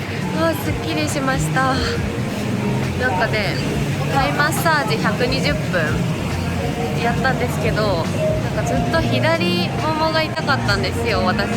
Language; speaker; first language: Japanese; native; Japanese